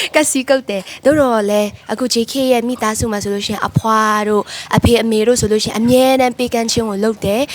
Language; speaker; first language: Burmese; native; Burmese